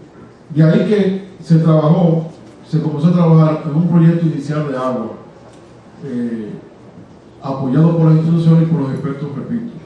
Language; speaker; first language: Spanish; native; Spanish